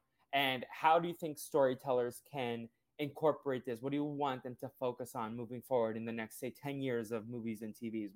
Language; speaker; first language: English; early bilingual, other home language; Portuguese